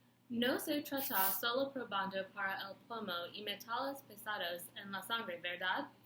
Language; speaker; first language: Spanish; non-native, learner; English